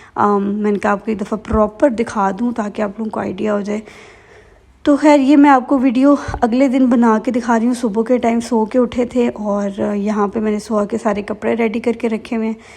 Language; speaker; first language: Urdu; native; Urdu